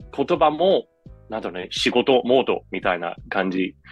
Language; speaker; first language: Japanese; non-native, fluent; Danish